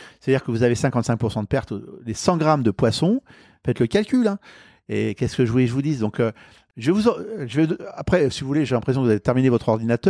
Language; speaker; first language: French; native; French